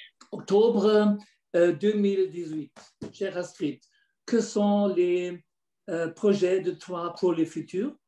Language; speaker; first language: French; non-native, learner; German